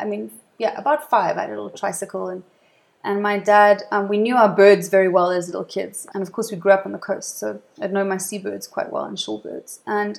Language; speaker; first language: English; native; English